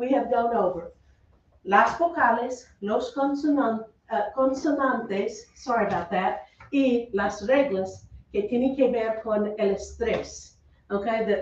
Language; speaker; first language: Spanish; non-native, fluent; English